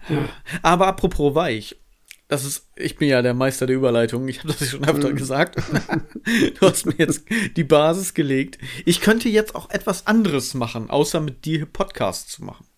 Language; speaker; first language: German; native; German